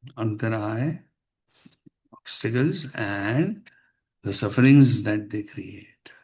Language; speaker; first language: English; non-native, local second language; Hindi